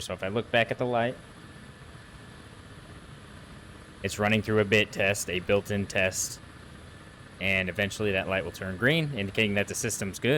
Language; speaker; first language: English; native; English